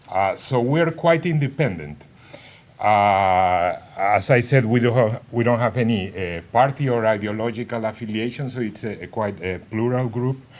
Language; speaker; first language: English; non-native, fluent; Spanish